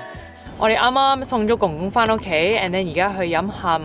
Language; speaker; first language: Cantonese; early bilingual, heritage; Cantonese